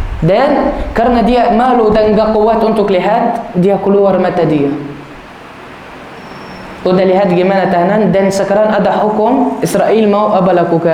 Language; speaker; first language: Indonesian; non-native, learner; Arabic